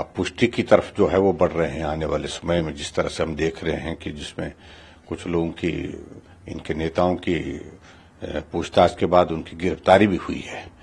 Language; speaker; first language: Hindi; native; Hindi